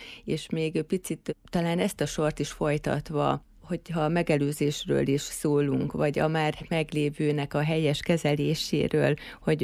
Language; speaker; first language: Hungarian; native; Hungarian